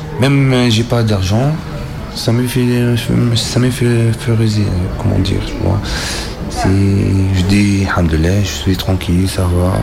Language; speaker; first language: French; non-native, learner; Arabic